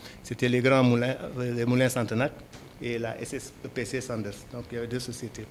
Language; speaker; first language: French; non-native, local second language; Wolof